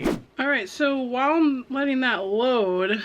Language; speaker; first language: English; native; English